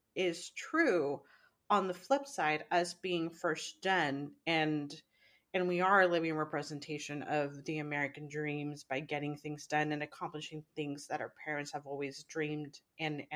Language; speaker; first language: English; early bilingual, other home language; Spanish